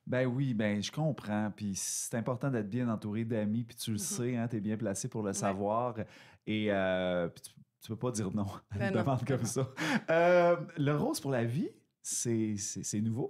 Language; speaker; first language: French; native; French